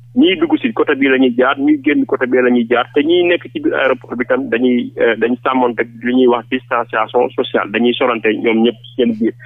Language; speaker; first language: Wolof; non-native, local second language; Jola-Fonyi